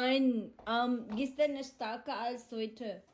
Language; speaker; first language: German; non-native, learner; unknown